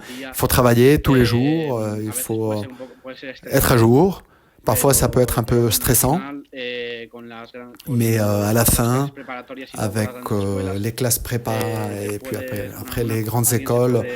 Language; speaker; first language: French; non-native, fluent; Spanish